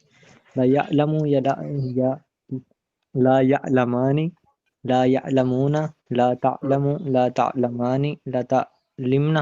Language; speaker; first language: Arabic; non-native, learner; Urdu